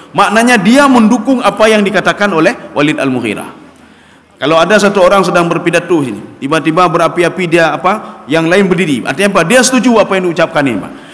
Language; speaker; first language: Malay; non-native, local second language; Achinese